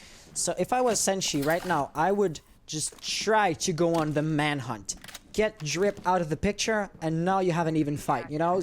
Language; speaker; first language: English; non-native, local second language; French